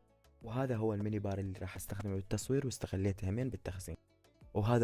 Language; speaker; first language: Arabic; native; Arabic